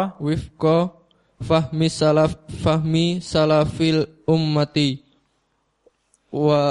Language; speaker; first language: Arabic; non-native, learner; Indonesian